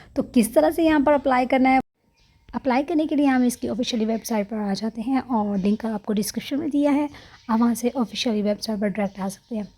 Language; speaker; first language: Urdu; native; Urdu